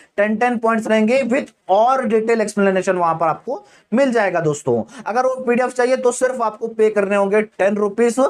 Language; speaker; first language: Hindi; native; Hindi